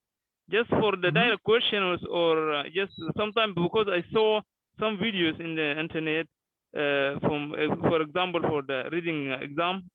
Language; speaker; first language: English; non-native, learner; Arabic